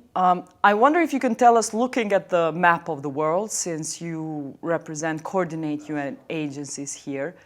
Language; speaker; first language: English; non-native, fluent; Albanian